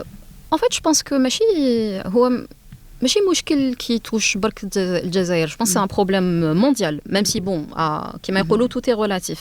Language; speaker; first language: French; non-native, local second language; Arabic